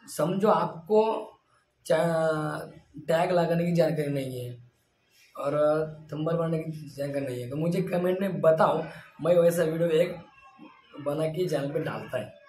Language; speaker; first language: Hindi; non-native, local second language; Marathi